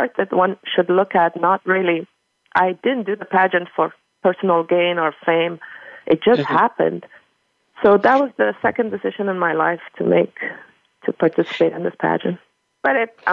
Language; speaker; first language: English; non-native, fluent; Persian